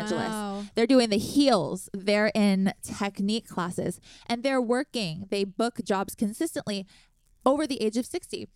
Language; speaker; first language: English; native; English